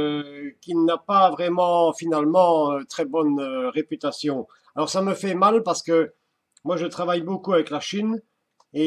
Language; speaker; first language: French; native; French